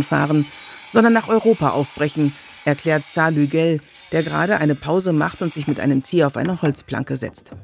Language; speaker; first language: German; native; German